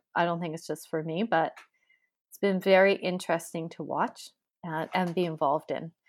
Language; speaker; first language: English; native; English